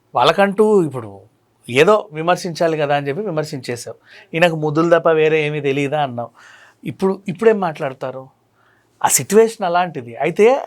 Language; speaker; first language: Telugu; native; Telugu